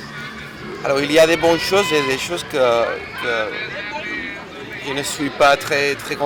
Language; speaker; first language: French; non-native, fluent; Spanish